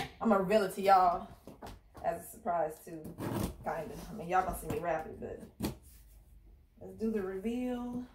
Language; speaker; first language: English; native; English